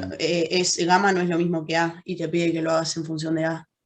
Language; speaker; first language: Spanish; native; Spanish